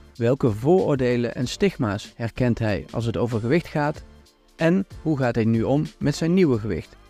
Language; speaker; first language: Dutch; native; Dutch